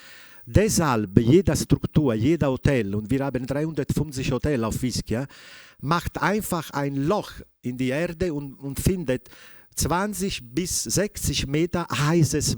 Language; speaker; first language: German; non-native, fluent; Italian